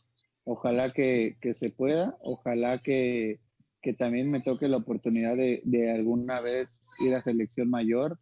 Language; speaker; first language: Spanish; native; Spanish